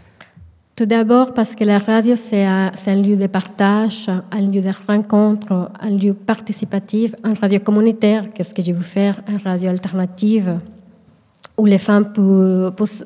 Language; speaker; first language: French; non-native, fluent; Spanish